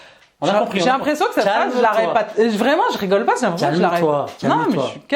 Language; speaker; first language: French; native; French